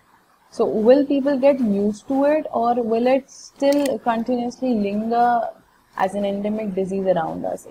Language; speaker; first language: English; non-native, local second language; Hindi